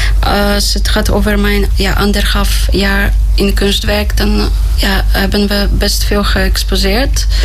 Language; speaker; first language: Dutch; non-native, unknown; Polish